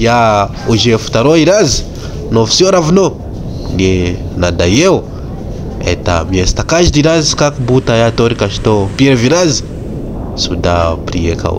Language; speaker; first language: Russian; non-native, fluent; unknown